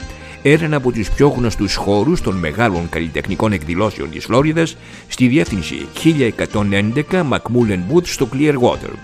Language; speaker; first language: Greek; native; Greek